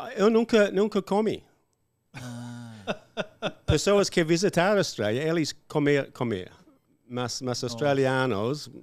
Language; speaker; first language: Portuguese; non-native, learner; English